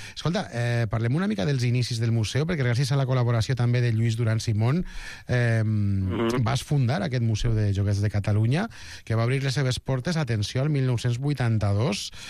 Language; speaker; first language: Catalan; native; Catalan